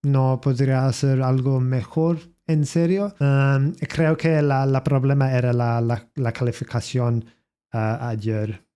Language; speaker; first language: Spanish; non-native, learner; English